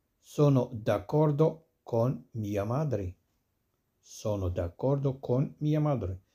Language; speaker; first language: Italian; non-native, fluent; Arabic